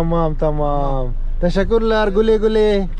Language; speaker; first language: Turkish; non-native, learner; Urdu